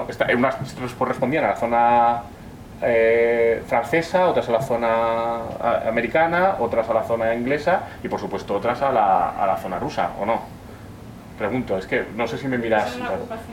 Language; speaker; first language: Spanish; native; Spanish